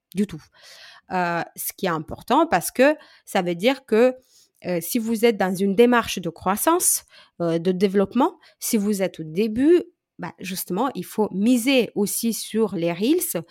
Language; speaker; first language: French; non-native, fluent; Romanian